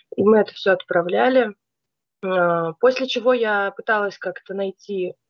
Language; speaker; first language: Russian; native; Russian